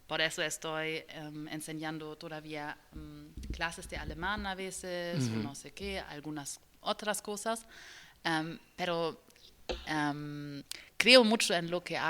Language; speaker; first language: Spanish; non-native, learner; German